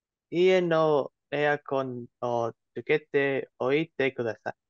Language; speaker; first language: Japanese; non-native, learner; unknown